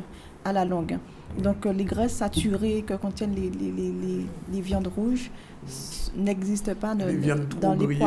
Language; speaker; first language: French; native; French